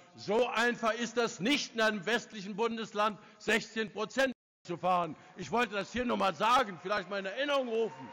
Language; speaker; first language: German; native; German